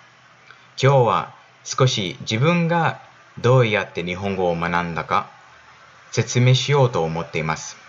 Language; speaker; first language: Japanese; non-native, fluent; English